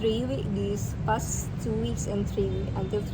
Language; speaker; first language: English; non-native, fluent; Indonesian